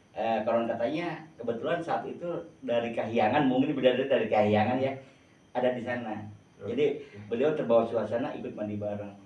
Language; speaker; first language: Indonesian; non-native, local second language; Sundanese